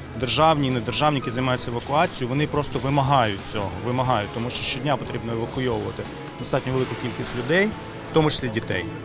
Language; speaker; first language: Ukrainian; native; Ukrainian